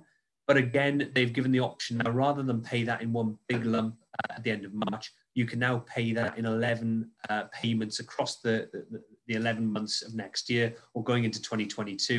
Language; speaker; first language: English; native; English